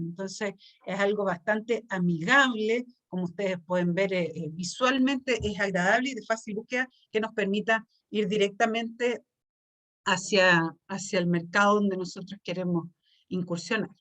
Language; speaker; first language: Spanish; native; Spanish